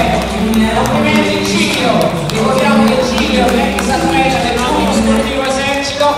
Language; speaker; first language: Italian; native; Italian